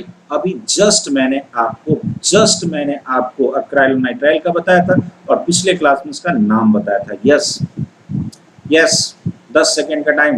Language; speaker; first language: Hindi; native; Hindi